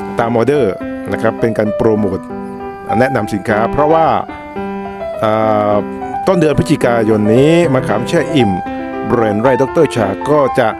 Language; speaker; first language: Thai; native; Thai